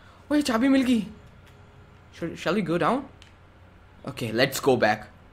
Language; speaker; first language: English; non-native, local second language; Punjabi